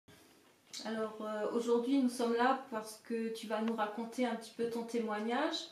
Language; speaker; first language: French; native; French